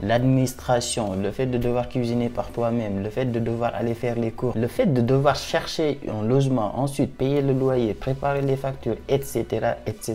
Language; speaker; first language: French; non-native, local second language; Wolof